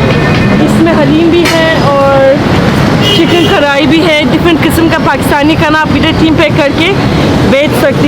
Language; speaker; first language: Hindi; non-native, learner; Turkish